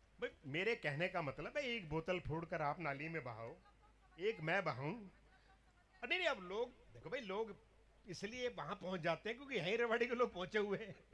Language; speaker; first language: Hindi; non-native, local second language; Punjabi